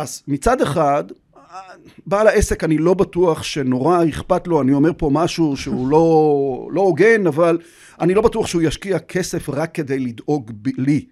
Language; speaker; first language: Hebrew; native; Hebrew